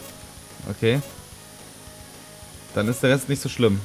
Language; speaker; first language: German; native; German